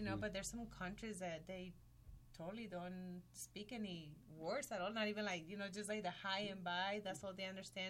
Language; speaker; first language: English; non-native, fluent; Spanish